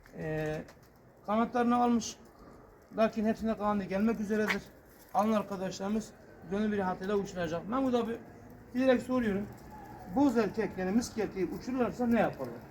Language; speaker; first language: Turkish; native; Turkish